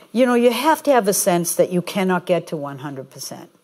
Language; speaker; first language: English; native; English